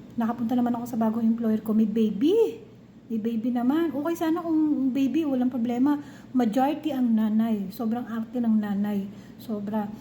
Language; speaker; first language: Filipino; non-native, local second language; Cebuano